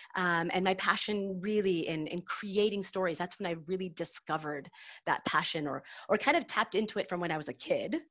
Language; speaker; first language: English; native; English